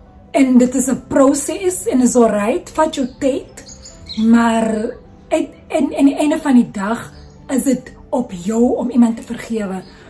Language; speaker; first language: Afrikaans; non-native, learner; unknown